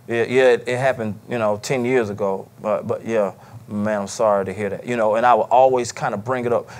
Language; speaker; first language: English; native; English